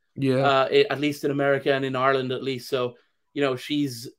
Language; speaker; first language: English; native; English